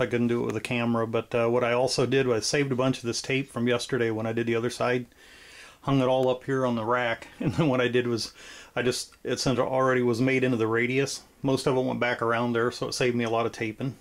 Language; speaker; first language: English; native; English